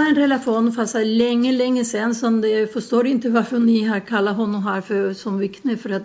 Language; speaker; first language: Swedish; non-native, fluent; Spanish